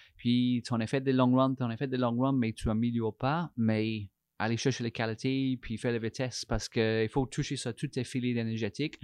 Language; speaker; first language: French; non-native, fluent; English